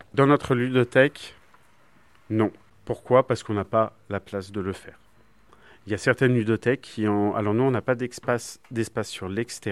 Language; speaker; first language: French; native; French